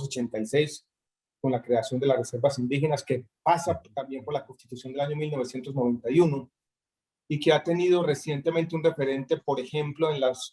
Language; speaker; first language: Spanish; native; Spanish